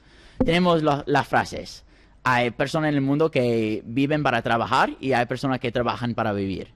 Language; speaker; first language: Spanish; non-native, fluent; English